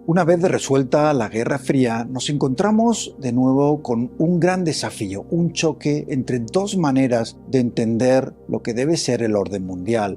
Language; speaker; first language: Spanish; native; Spanish